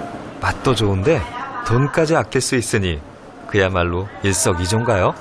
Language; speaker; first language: Korean; native; Korean